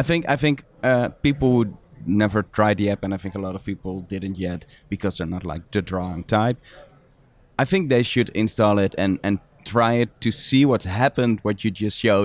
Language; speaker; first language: English; non-native, fluent; Dutch